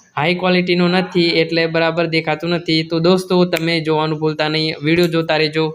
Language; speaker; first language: Gujarati; non-native, local second language; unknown